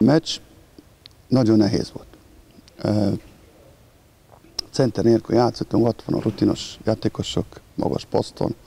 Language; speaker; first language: Hungarian; non-native, learner; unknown